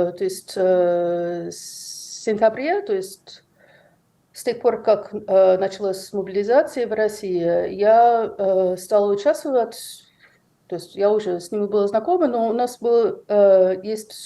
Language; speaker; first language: Russian; non-native, fluent; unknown